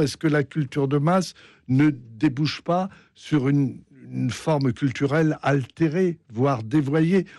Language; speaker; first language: French; native; French